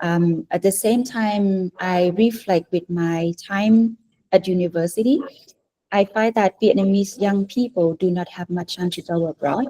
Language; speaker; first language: English; non-native, fluent; Vietnamese